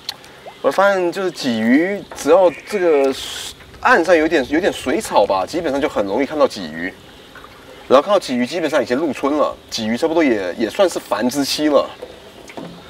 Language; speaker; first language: Chinese; native; Chinese